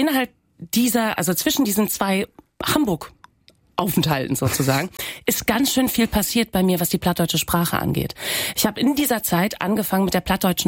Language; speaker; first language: German; non-native, local second language; Low German